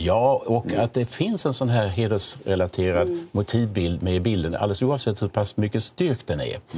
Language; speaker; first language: Swedish; native; Swedish